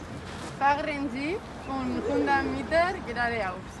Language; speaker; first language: German; non-native, learner; Catalan